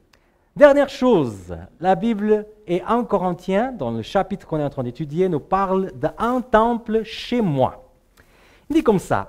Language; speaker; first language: French; native; French